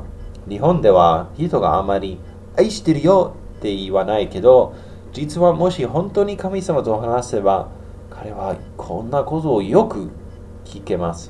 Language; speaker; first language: Japanese; non-native, learner; English